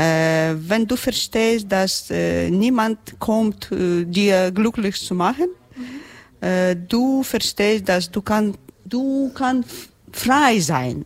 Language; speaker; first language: German; non-native, learner; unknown